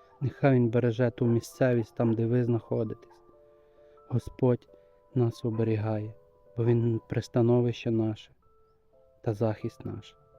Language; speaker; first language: Ukrainian; native; Ukrainian